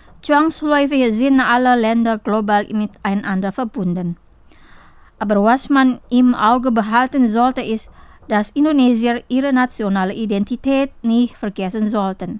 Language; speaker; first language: German; non-native, fluent; Indonesian